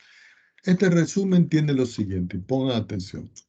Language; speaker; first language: Spanish; native; Spanish